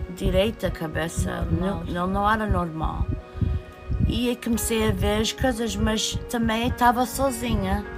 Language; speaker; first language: Portuguese; early bilingual, heritage; Portuguese